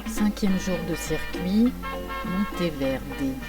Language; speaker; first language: French; native; French